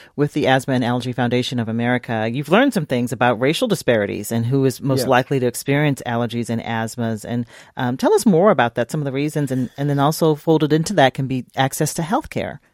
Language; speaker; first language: English; native; English